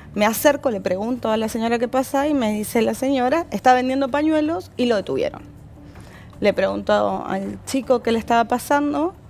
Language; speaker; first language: Spanish; native; Spanish